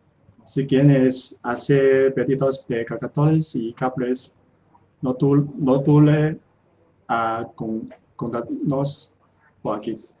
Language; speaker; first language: Spanish; non-native, learner; Chinese